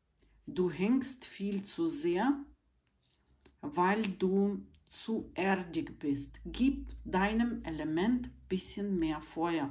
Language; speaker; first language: German; non-native, fluent; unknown